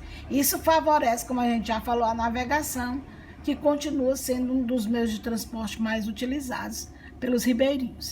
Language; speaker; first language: Portuguese; native; Portuguese